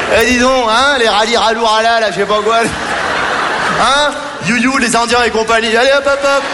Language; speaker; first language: French; native; French